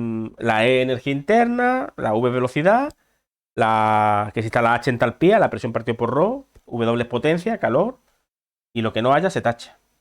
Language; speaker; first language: Spanish; native; Spanish